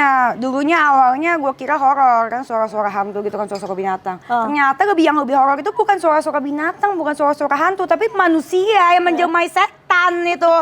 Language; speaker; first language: Indonesian; native; Indonesian